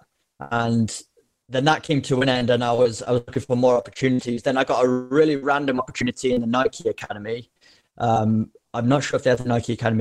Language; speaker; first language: English; native; English